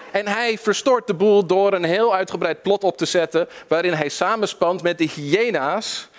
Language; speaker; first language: Dutch; early bilingual, other home language; English